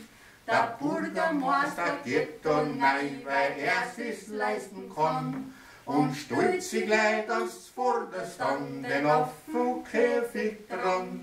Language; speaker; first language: German; native; German